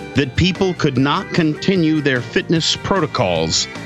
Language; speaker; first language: English; native; English